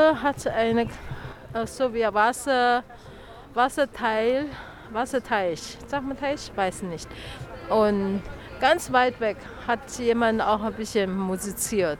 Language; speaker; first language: German; non-native, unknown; Chinese